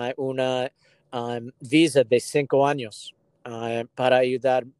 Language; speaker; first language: Spanish; non-native, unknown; English